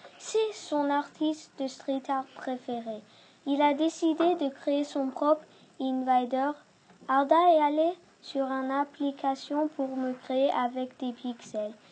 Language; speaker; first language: French; early bilingual, other home language; Turkish